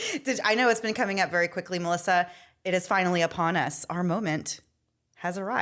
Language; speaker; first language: English; native; English